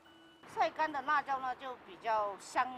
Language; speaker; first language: Chinese; native; Chinese